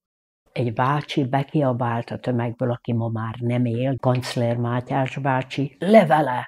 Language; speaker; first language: Hungarian; native; Hungarian